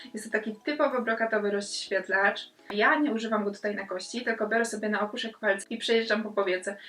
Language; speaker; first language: Polish; native; Polish